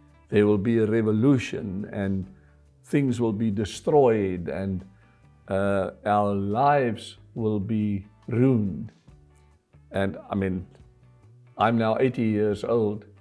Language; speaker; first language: English; non-native, local second language; Afrikaans